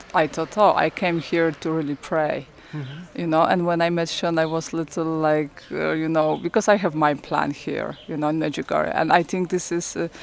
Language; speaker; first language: English; non-native, learner; Polish